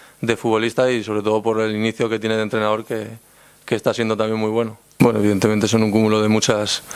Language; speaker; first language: Spanish; native; Spanish